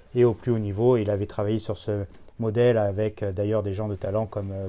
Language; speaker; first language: French; native; French